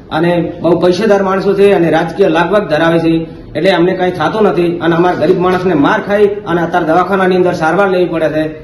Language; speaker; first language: Gujarati; native; Gujarati